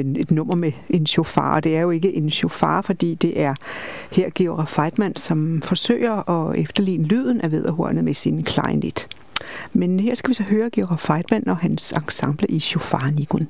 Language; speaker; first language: Danish; native; Danish